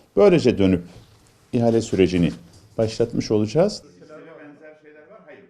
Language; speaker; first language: Turkish; native; Turkish